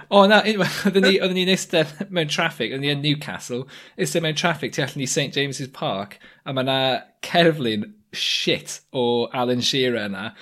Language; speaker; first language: Welsh; native; Welsh